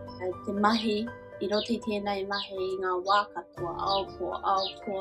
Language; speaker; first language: Māori; non-native, local second language; English